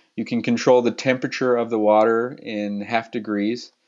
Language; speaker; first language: English; native; English